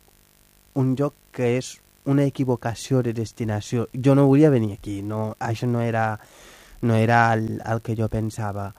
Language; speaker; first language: Catalan; non-native, fluent; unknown